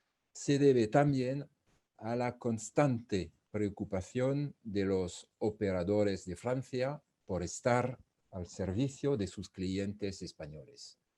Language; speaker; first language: Spanish; non-native, fluent; French